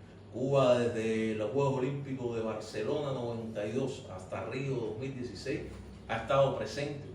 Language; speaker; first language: Spanish; native; Spanish